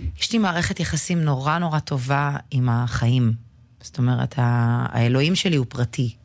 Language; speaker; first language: Hebrew; early bilingual, other home language; Russian